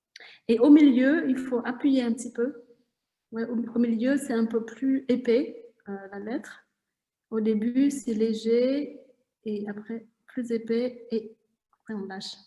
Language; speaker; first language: French; non-native, fluent; Vietnamese